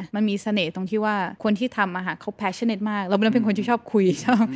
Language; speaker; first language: Thai; non-native, fluent; Portuguese